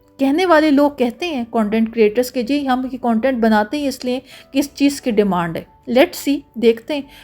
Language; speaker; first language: Urdu; native; Urdu